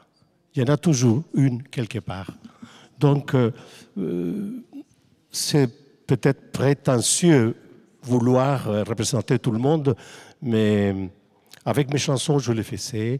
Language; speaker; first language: French; non-native, fluent; Spanish